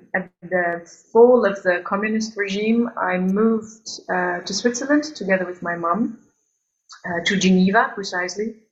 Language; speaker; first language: English; early bilingual, other home language; Albanian